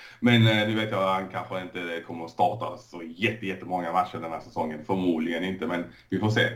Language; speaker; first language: Swedish; early bilingual, other home language; Persian